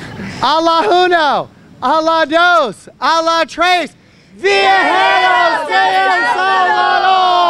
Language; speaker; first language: Spanish; non-native, learner; English